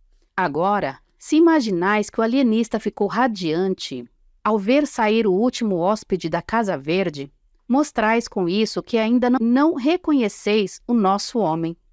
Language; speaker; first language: Portuguese; native; Portuguese